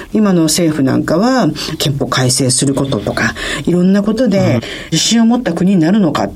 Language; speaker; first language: Japanese; native; Japanese